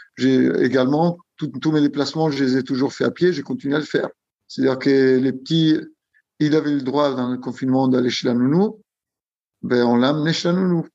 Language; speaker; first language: French; non-native, fluent; Italian